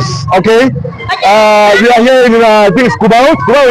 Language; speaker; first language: English; non-native, fluent; French